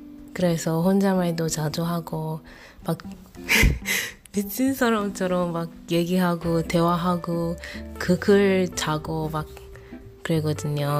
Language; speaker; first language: Korean; non-native, fluent; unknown